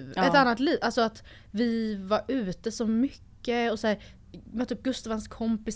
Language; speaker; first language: Swedish; native; Swedish